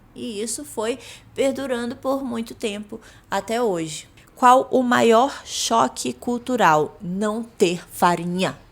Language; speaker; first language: Portuguese; native; Portuguese